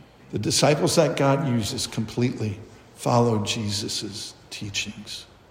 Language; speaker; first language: English; native; English